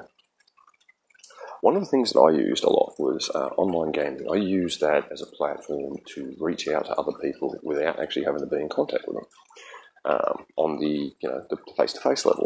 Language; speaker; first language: English; native; English